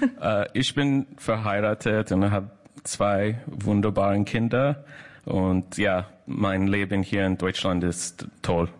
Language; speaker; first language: German; non-native, learner; English